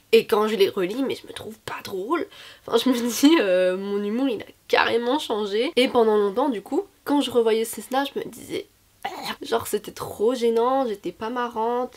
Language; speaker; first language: French; native; French